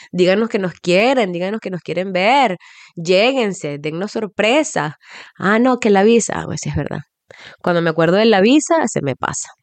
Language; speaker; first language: Spanish; native; Spanish